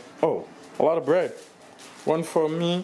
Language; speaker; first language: English; non-native, learner; Haitian Creole